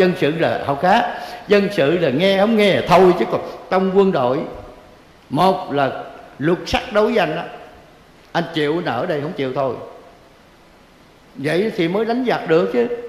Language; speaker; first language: Vietnamese; native; Vietnamese